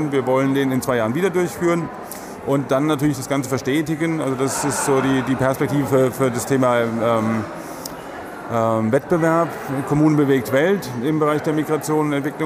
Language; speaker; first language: German; native; German